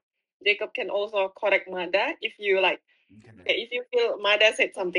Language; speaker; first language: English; non-native, fluent; Indonesian